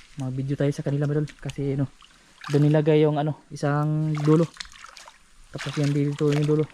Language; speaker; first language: Filipino; non-native, local second language; Cebuano